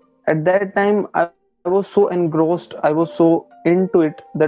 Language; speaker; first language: English; non-native, local second language; Hindi